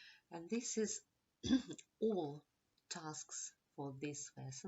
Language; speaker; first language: English; non-native, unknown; Ukrainian